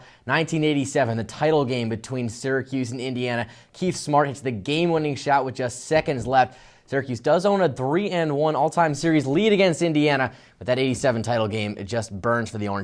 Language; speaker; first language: English; native; English